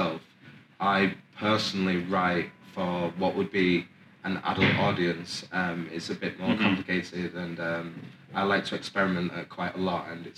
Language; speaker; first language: English; native; English